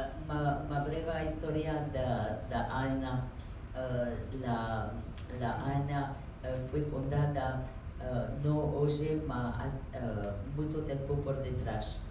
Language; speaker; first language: Spanish; non-native, learner; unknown